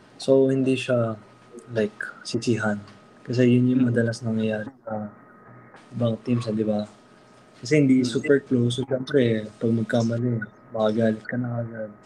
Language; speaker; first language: Filipino; early bilingual, heritage; Filipino